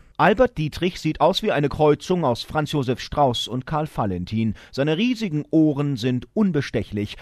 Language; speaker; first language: German; native; German